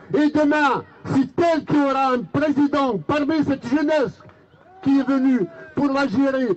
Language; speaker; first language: French; non-native, local second language; Kabyle